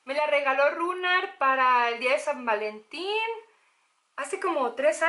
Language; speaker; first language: Spanish; native; Spanish